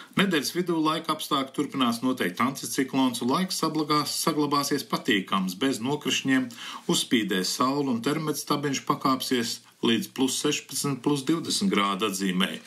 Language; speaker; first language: Latvian; early bilingual, heritage; Latvian